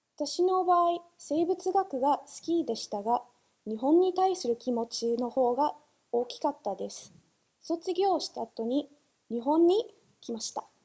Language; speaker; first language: Japanese; non-native, fluent; English